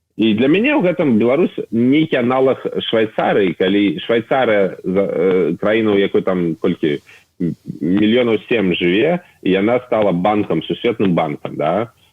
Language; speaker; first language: Belarusian; non-native, local second language; Russian